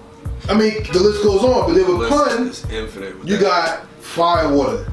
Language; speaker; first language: English; native; English